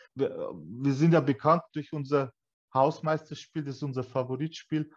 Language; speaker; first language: German; early bilingual, other home language; Turkish